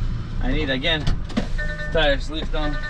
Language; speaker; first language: English; non-native, learner; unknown